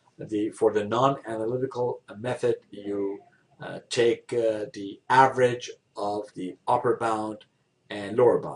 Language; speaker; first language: English; non-native, fluent; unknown